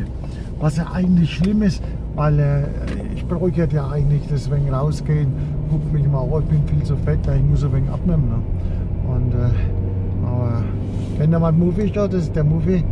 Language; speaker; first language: German; native; German